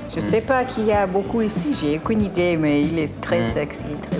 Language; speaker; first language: French; non-native, learner; English